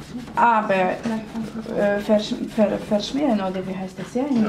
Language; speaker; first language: German; non-native, learner; Russian